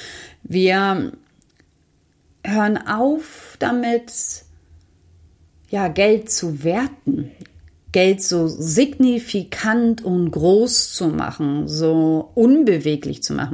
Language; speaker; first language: German; native; German